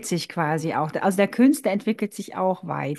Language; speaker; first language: German; native; German